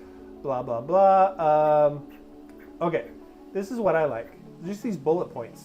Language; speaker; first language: English; native; English